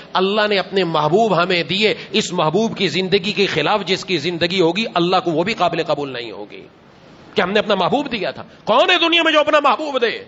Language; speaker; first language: Urdu; non-native, local second language; Punjabi